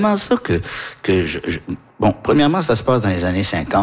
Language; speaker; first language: French; early bilingual, other home language; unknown